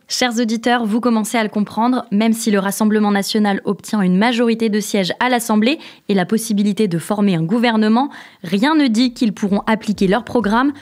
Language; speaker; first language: French; native; French